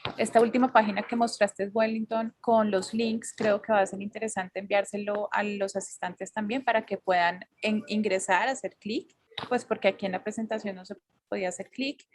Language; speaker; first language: Spanish; native; Spanish